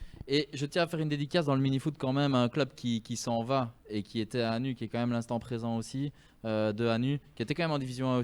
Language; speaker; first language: French; native; French